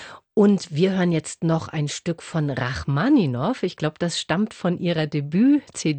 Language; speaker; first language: German; native; German